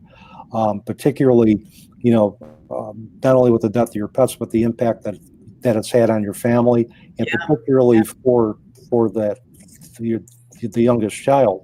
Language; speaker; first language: English; native; English